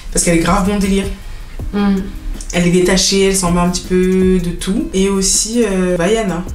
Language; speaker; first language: French; native; French